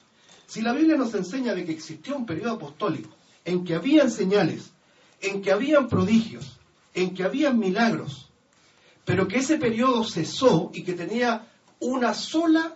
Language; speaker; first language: Spanish; native; Spanish